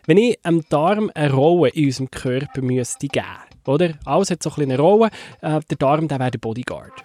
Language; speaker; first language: German; native; German